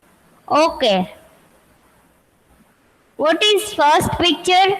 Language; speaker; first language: English; non-native, local second language; Hindi